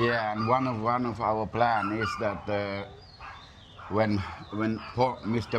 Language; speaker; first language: English; non-native, fluent; Finnish